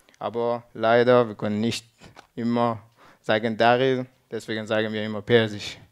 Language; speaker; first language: German; non-native, learner; Persian